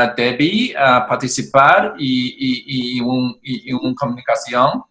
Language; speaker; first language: Spanish; non-native, learner; Chinese